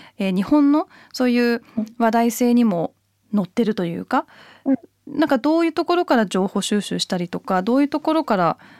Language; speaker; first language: Japanese; early bilingual, heritage; Japanese